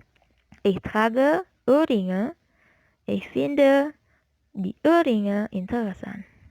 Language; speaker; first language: German; non-native, fluent; Indonesian